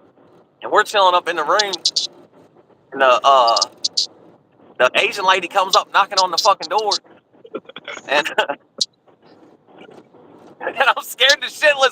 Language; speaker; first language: English; native; English